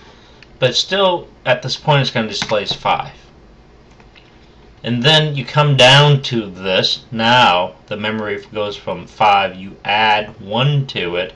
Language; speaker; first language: English; native; English